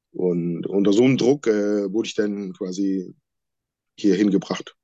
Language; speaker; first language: German; non-native, fluent; Sinhala